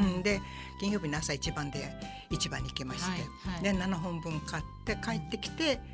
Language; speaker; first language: Japanese; native; Japanese